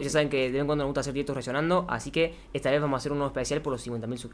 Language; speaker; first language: Spanish; native; Spanish